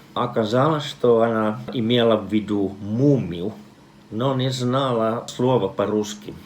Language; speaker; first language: Russian; non-native, fluent; Finnish